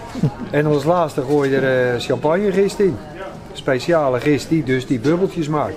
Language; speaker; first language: Dutch; native; Dutch